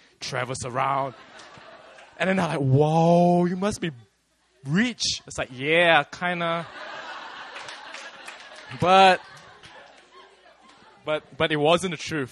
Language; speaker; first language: English; non-native, local second language; Chinese